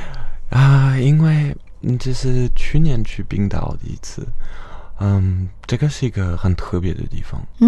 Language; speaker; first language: Chinese; non-native, fluent; French